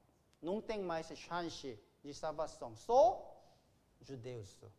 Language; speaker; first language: Portuguese; non-native, learner; Korean